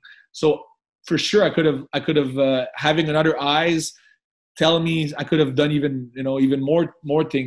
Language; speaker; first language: English; non-native, fluent; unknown